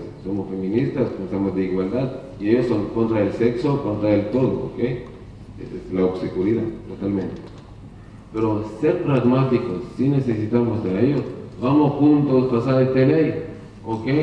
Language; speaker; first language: Spanish; non-native, learner; Hebrew